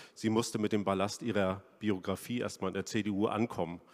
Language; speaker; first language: German; native; German